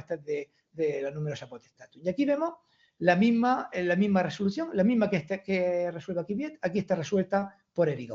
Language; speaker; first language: Spanish; native; Spanish